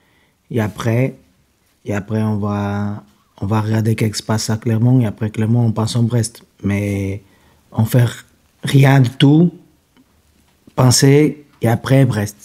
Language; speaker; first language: French; non-native, fluent; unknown